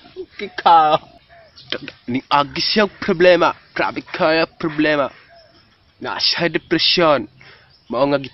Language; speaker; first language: Cebuano; non-native, learner; Korean